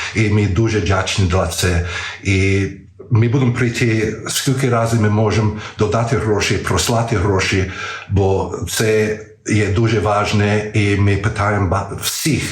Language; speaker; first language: Ukrainian; early bilingual, heritage; Ukrainian